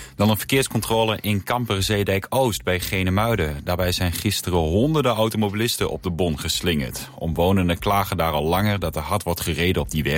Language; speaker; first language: Dutch; native; Dutch